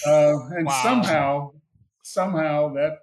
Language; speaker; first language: English; native; English